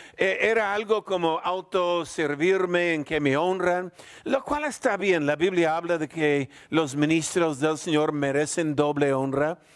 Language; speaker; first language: Spanish; non-native, fluent; English